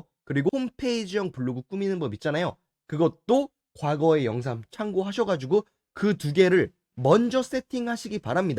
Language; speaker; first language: Korean; native; Korean